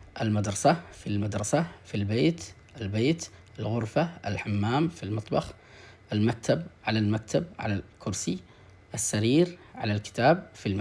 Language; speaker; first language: Arabic; non-native, fluent; Tamil